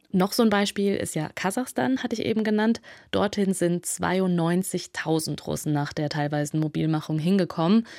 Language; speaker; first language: German; native; German